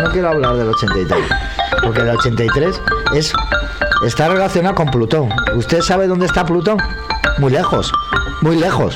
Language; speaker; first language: Spanish; native; Spanish